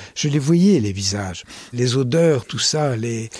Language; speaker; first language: French; native; French